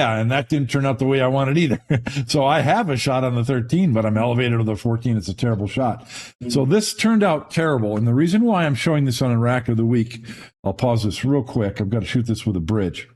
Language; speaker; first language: English; native; English